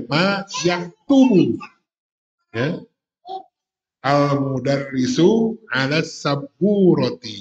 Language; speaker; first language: Arabic; non-native, fluent; Indonesian